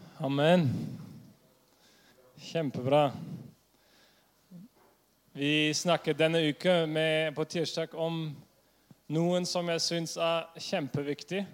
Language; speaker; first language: Norwegian; non-native, fluent; English